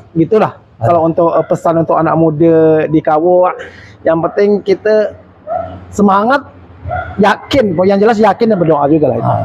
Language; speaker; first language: Malay; native; Malay